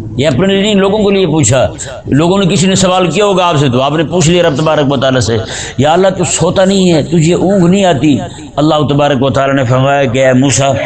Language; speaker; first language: Urdu; non-native, local second language; Punjabi